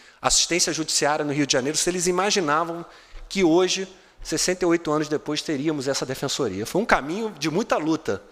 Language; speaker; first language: Portuguese; native; Portuguese